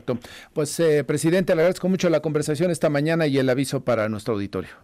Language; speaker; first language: Spanish; native; Spanish